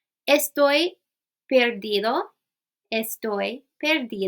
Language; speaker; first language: Spanish; non-native, fluent; English